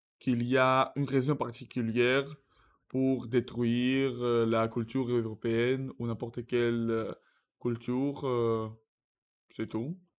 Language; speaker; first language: French; non-native, learner; Russian